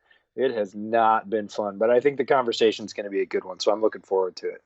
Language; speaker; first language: English; native; English